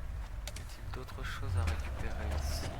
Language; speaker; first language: French; native; French